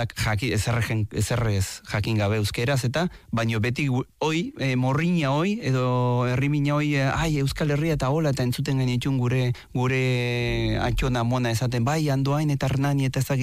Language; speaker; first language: Basque; non-native, fluent; Spanish